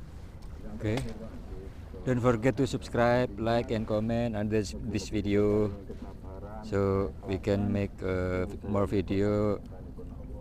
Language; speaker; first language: English; non-native, learner; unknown